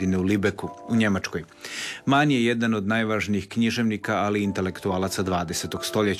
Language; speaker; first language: Serbian; native; Serbian